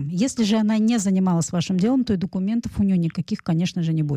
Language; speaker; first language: Russian; native; Russian